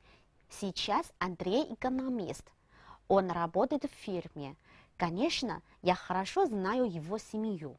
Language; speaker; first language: Russian; non-native, fluent; Chinese